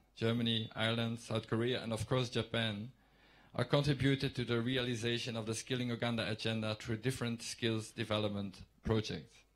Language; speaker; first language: English; non-native, fluent; Dutch